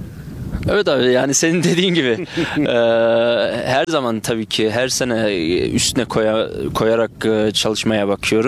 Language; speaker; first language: Turkish; early bilingual, other home language; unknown